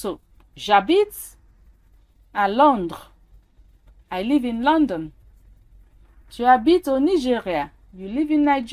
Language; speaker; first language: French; non-native, fluent; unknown